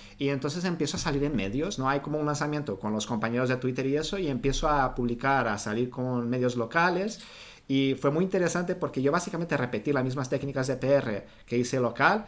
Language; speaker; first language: Spanish; non-native, fluent; Portuguese